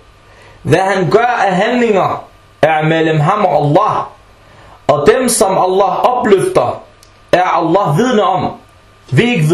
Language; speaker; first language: Danish; early bilingual, other home language; Arabic